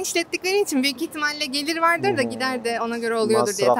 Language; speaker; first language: Turkish; native; Turkish